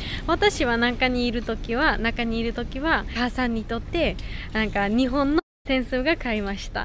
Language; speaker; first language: Japanese; non-native, learner; Georgian